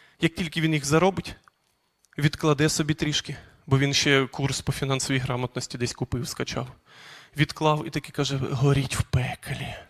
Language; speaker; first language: Ukrainian; non-native, local second language; Russian